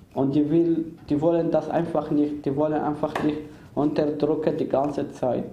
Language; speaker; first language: German; non-native, fluent; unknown